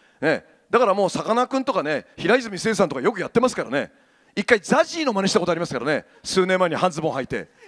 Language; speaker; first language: Japanese; native; Japanese